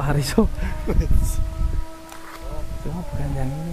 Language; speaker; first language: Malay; non-native, local second language; Javanese